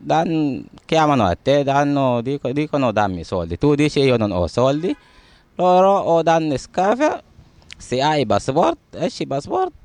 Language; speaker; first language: Italian; non-native, learner; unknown